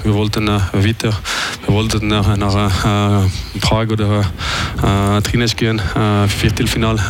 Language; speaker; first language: German; non-native, local second language; French